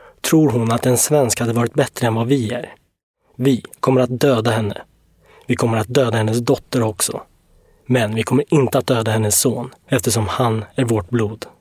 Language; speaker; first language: Swedish; native; Swedish